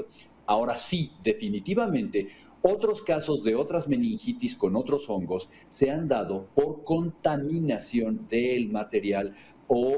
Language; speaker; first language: Spanish; native; Spanish